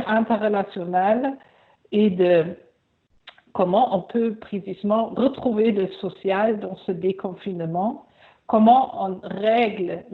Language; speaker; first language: French; non-native, fluent; German